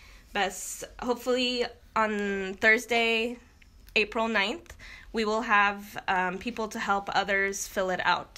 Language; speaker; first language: English; early bilingual, other home language; Arabic